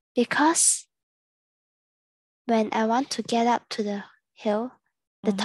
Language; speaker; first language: English; non-native, learner; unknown